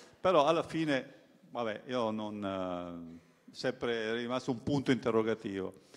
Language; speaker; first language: Italian; native; Italian